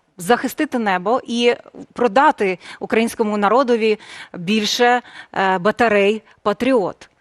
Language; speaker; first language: Ukrainian; native; Ukrainian